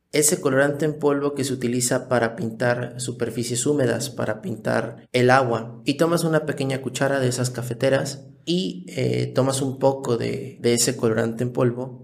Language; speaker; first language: Spanish; native; Spanish